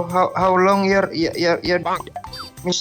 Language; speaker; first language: English; non-native, learner; Indonesian